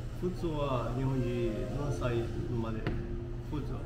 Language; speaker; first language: Japanese; non-native, learner; Portuguese